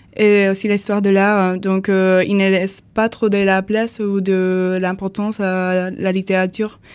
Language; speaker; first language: French; non-native, learner; Spanish